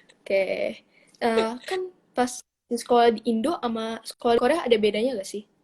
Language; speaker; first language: Indonesian; native; Indonesian